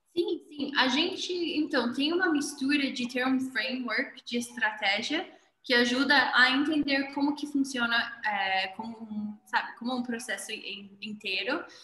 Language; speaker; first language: Portuguese; non-native, fluent; English